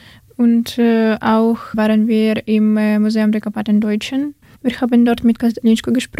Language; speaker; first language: German; non-native, learner; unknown